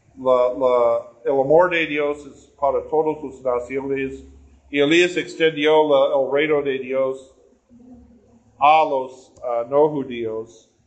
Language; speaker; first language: Spanish; non-native, learner; English